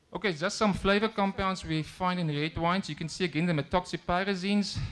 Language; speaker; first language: English; non-native, local second language; Afrikaans